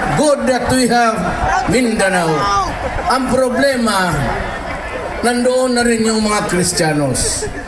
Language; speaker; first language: Filipino; non-native, local second language; Cebuano